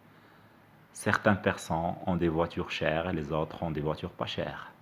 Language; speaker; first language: French; non-native, fluent; Arabic